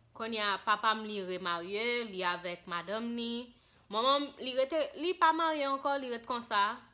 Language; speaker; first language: Haitian Creole; early bilingual, heritage; Haitian Creole